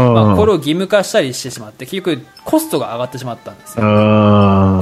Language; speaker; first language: Japanese; native; Japanese